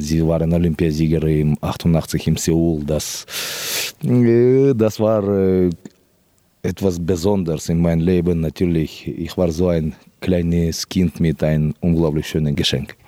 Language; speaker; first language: German; non-native, fluent; Russian